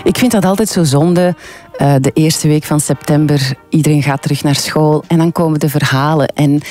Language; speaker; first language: Dutch; native; Dutch